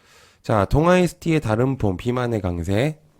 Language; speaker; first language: Korean; native; Korean